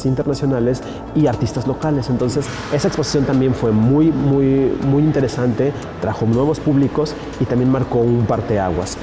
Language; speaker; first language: Spanish; native; Spanish